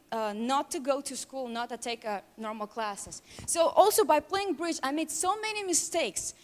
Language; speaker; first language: English; non-native, learner; Russian